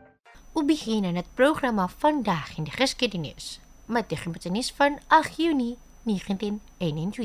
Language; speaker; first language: Dutch; non-native, fluent; Indonesian